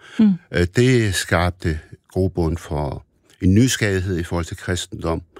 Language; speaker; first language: Danish; early bilingual, other home language; Arabic